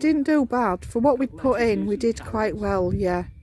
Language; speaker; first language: English; native; English